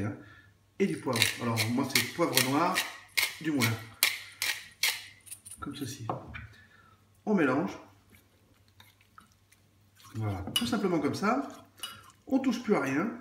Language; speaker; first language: French; native; French